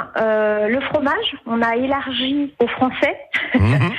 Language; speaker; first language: French; native; French